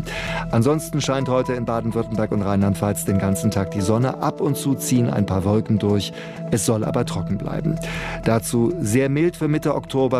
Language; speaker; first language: German; native; German